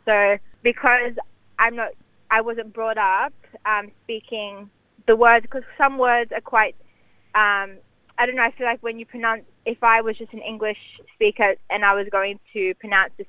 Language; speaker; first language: English; native; English